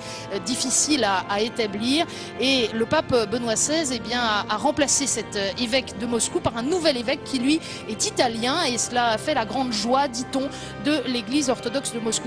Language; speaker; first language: French; native; French